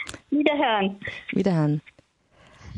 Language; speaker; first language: German; native; German